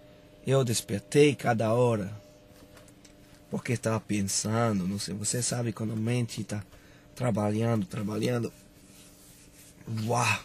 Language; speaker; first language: Portuguese; non-native, learner; Spanish